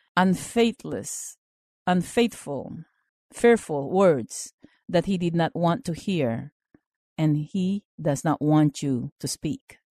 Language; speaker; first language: English; non-native, local second language; Filipino